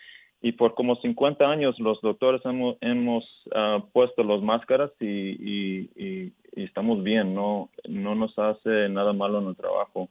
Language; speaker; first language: Spanish; early bilingual, heritage; Spanish